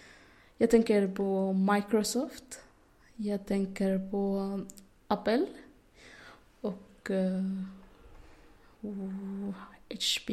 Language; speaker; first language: Swedish; non-native, learner; Arabic